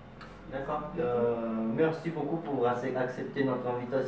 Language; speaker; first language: French; non-native, learner; Portuguese